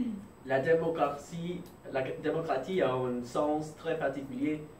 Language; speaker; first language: French; non-native, fluent; English